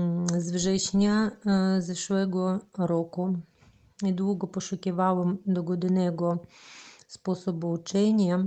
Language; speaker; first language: Polish; non-native, learner; Russian